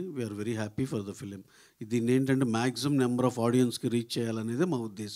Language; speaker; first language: Telugu; native; Telugu